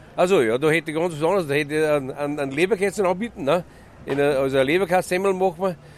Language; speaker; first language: German; native; German